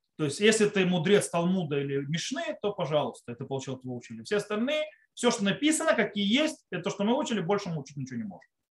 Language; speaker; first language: Russian; early bilingual, heritage; Russian